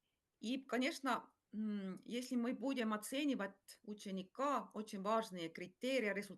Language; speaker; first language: Russian; non-native, fluent; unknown